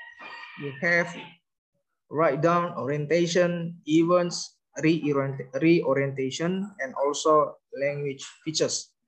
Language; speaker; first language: English; non-native, learner; Indonesian